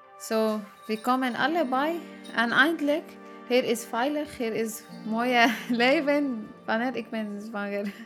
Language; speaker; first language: Dutch; non-native, learner; Arabic